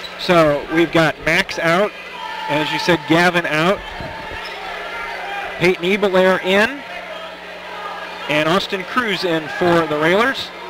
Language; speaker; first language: English; native; English